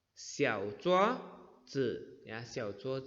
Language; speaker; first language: Chinese; non-native, fluent; Indonesian